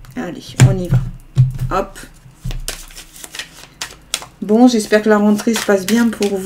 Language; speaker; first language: French; native; French